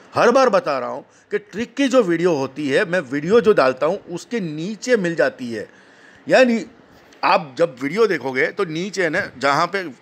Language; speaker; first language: Hindi; native; Hindi